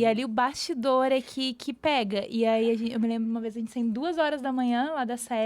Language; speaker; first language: Portuguese; native; Portuguese